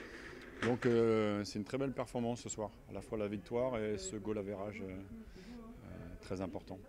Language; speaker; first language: French; native; French